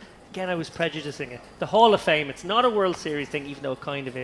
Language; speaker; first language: English; native; English